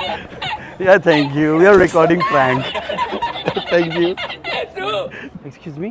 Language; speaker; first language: English; non-native, learner; Persian